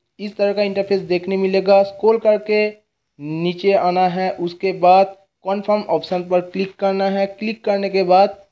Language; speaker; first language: Hindi; non-native, local second language; Bangla